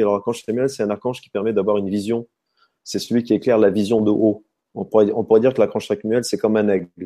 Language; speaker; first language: French; native; French